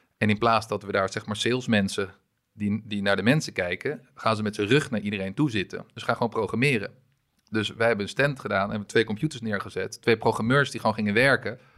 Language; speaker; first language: Dutch; early bilingual, other home language; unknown